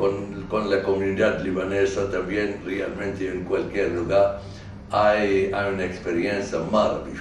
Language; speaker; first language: Spanish; non-native, fluent; Arabic